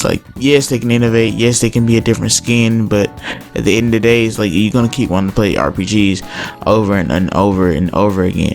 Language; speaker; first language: English; native; English